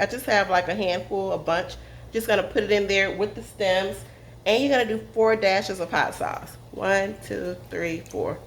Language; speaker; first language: English; native; English